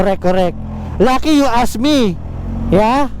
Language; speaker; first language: English; non-native, learner; Filipino